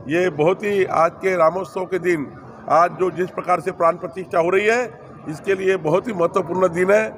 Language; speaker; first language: Hindi; non-native, local second language; Marathi